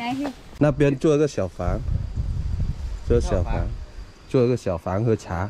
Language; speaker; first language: Chinese; non-native, learner; Vietnamese